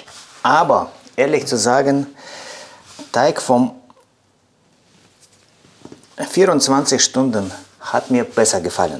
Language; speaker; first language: German; non-native, fluent; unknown